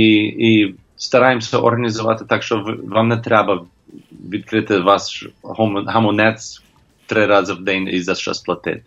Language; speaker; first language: Ukrainian; non-native, learner; English